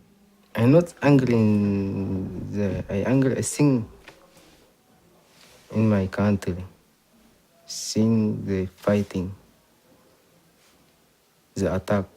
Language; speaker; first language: English; non-native, learner; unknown